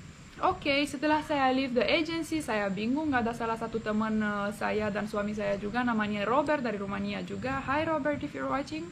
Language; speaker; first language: Indonesian; non-native, fluent; Romanian